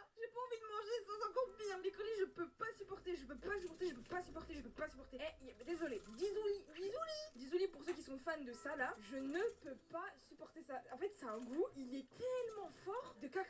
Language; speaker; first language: French; native; French